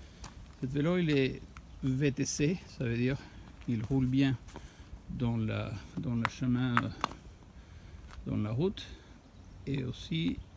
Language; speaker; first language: French; non-native, fluent; Spanish